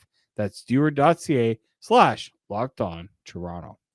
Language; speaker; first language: English; native; English